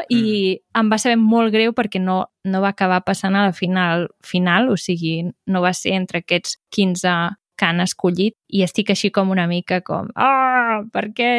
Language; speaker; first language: Catalan; native; Catalan